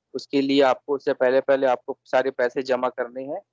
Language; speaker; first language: Hindi; native; Hindi